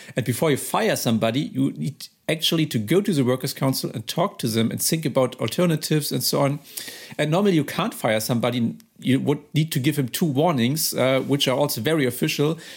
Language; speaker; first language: English; non-native, fluent; German